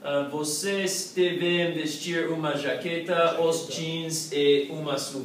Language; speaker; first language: Portuguese; non-native, learner; English